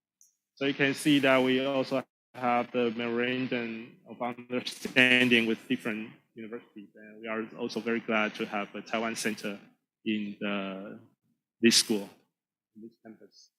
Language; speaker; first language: English; non-native, fluent; Chinese